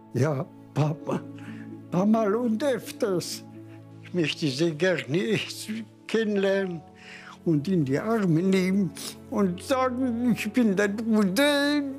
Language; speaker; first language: German; non-native, fluent; Polish